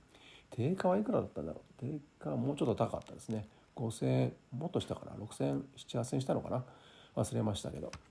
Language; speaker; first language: Japanese; native; Japanese